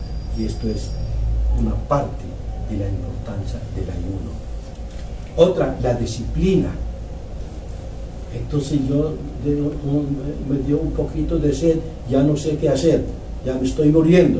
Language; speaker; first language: Spanish; non-native, fluent; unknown